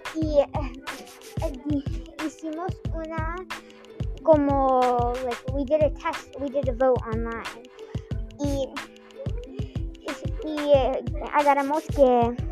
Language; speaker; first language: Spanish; non-native, learner; English